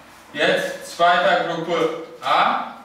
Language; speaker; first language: German; early bilingual, other home language; Turkish